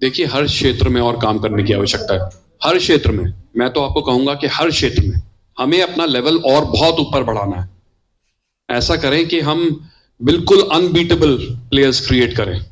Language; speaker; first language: Hindi; native; Hindi